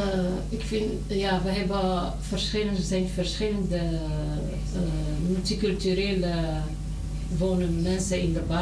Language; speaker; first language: Dutch; non-native, learner; Arabic